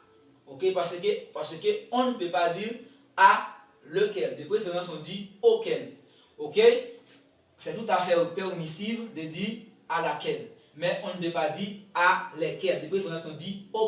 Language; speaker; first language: French; non-native, local second language; Haitian Creole